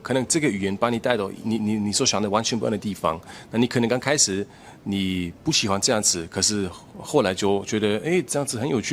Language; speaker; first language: Chinese; non-native, fluent; German